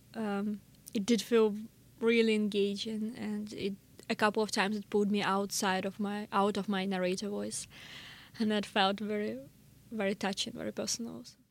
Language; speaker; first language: English; non-native, fluent; Russian